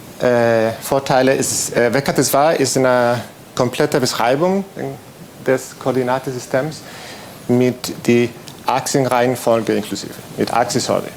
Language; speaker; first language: German; non-native, fluent; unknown